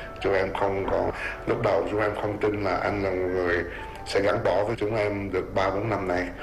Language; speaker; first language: Vietnamese; early bilingual, heritage; Vietnamese